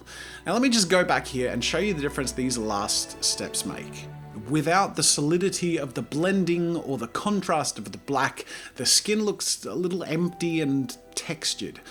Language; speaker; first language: English; native; English